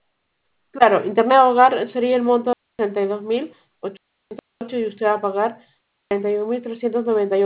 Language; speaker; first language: Spanish; native; Spanish